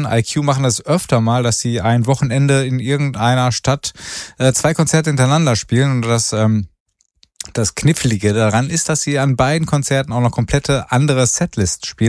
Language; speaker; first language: German; native; German